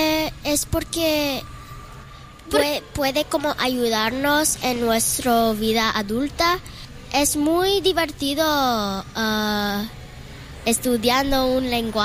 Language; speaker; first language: Spanish; non-native, learner; English